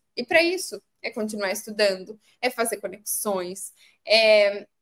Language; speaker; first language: Portuguese; native; Portuguese